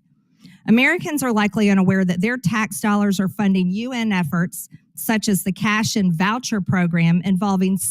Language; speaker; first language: English; native; English